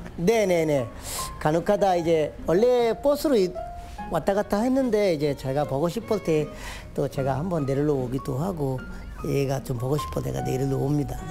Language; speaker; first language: Korean; non-native, fluent; Bangla